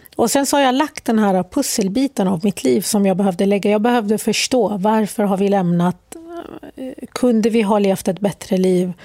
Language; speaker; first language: Swedish; early bilingual, other home language; Arabic